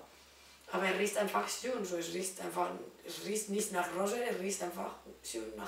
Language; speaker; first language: German; non-native, learner; Spanish